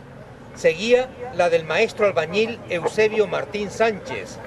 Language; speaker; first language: Spanish; native; Spanish